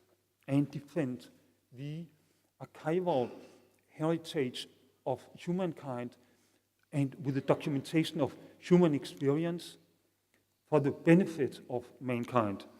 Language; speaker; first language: English; non-native, fluent; Danish